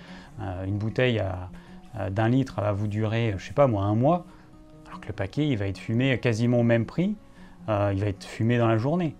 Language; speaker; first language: French; native; French